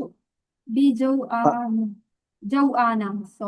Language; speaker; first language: Arabic; non-native, learner; Urdu